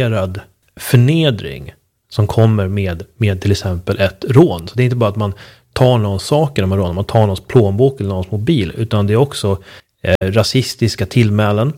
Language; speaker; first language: Swedish; native; Swedish